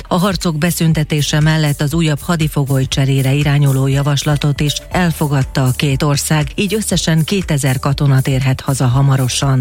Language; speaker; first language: Hungarian; native; Hungarian